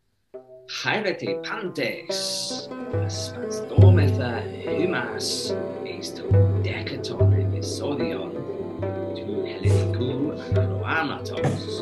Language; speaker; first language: Greek; non-native, learner; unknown